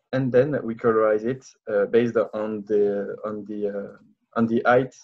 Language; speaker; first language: English; non-native, learner; French